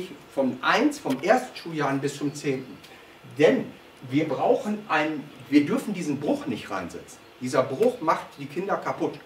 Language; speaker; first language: German; native; German